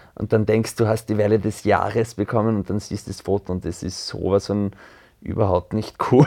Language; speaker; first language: German; early bilingual, other home language; French